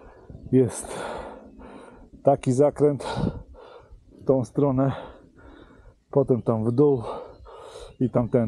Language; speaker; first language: Polish; native; Polish